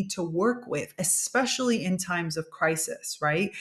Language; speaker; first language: English; native; English